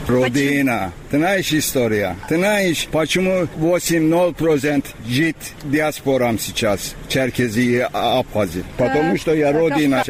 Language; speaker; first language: Russian; non-native, learner; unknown